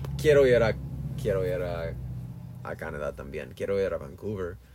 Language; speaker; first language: Spanish; non-native, learner; English